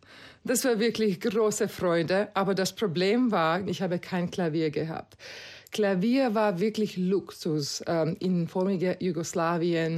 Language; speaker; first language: German; non-native, fluent; Croatian